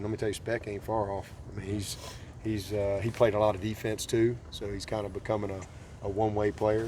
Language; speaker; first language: English; native; English